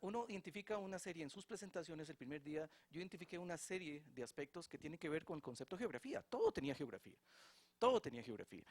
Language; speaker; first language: Spanish; native; Spanish